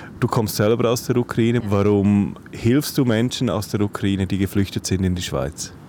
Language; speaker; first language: German; native; German